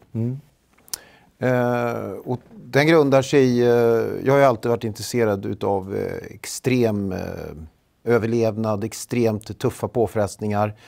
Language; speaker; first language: Swedish; native; Swedish